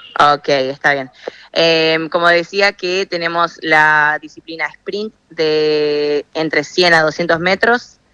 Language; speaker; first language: Spanish; early bilingual, other home language; English